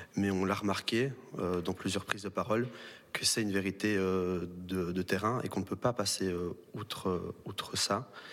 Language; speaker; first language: French; native; French